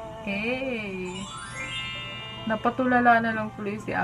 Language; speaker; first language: Filipino; native; Filipino